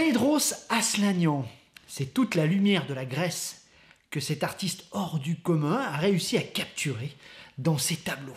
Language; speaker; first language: French; native; French